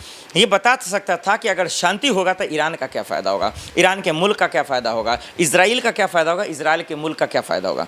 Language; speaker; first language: Hindi; native; Hindi